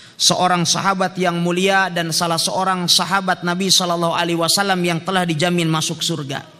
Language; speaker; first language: Indonesian; native; Indonesian